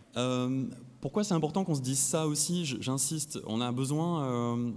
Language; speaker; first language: French; native; French